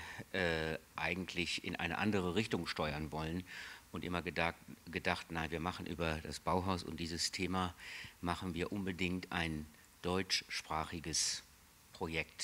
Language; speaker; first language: German; native; German